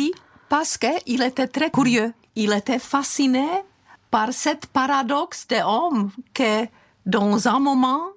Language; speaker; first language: French; non-native, fluent; Czech